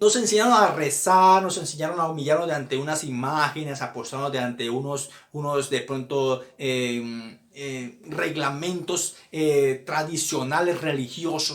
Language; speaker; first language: Spanish; native; Spanish